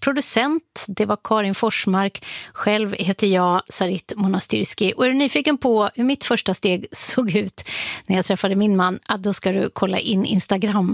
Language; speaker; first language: Swedish; native; Swedish